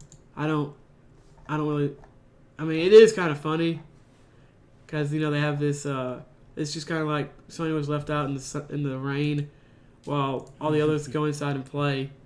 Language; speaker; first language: English; native; English